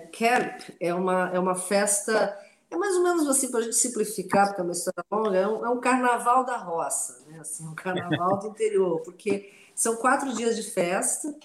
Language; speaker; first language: Portuguese; non-native, local second language; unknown